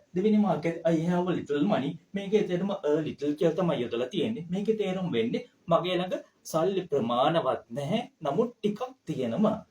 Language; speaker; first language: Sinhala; native; Sinhala